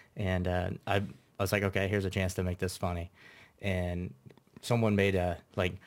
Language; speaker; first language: English; native; English